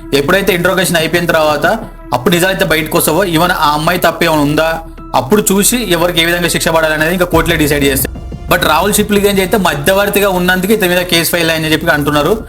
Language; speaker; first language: Telugu; native; Telugu